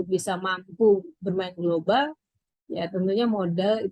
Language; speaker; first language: Indonesian; native; Indonesian